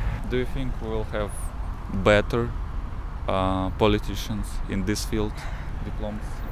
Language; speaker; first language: English; non-native, fluent; Russian